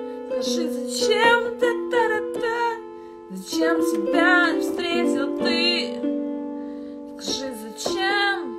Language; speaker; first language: Russian; native; Russian